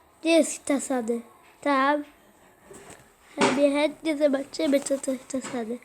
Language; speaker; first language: Polish; native; Polish